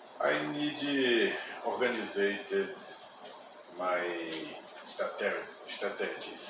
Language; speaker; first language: English; non-native, learner; Portuguese